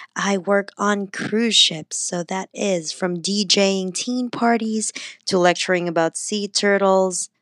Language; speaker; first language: English; non-native, local second language; Cebuano